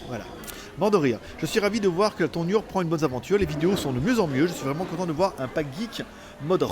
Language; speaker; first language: French; native; French